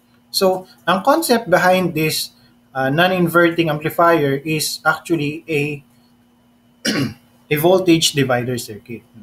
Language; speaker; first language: English; non-native, local second language; Filipino